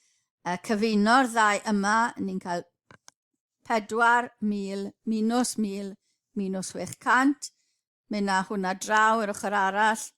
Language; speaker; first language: Welsh; native; Welsh